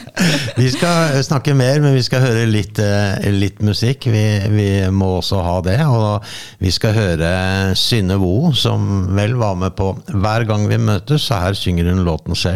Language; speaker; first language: Norwegian; native; Norwegian